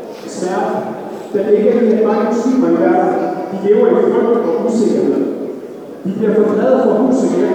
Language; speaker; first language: Danish; non-native, fluent; Arabic